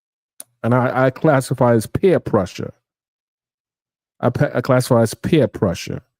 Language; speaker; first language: English; native; English